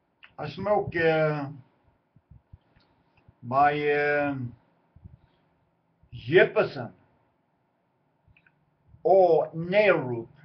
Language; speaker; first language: English; non-native, learner; Swedish